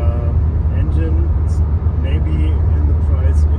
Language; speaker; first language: English; non-native, learner; German